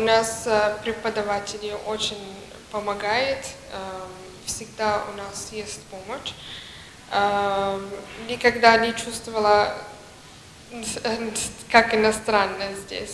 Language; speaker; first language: Russian; non-native, learner; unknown